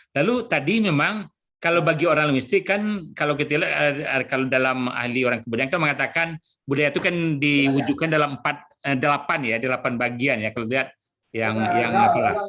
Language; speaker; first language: Indonesian; non-native, local second language; Minangkabau